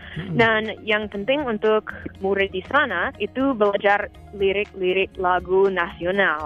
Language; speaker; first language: Indonesian; non-native, fluent; English